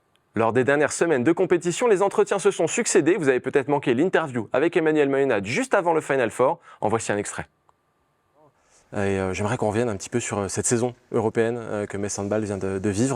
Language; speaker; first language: French; native; French